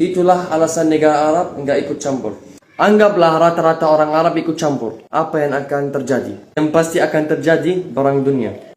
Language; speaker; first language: Indonesian; non-native, fluent; Arabic